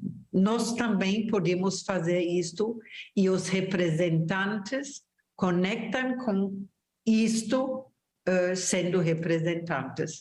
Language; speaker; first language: Portuguese; non-native, fluent; German